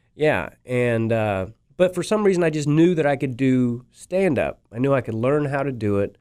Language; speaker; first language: English; native; English